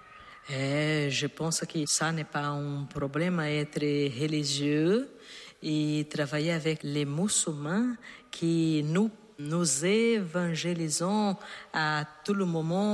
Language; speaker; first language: French; non-native, learner; Portuguese